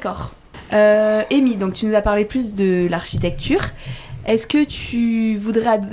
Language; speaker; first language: French; native; French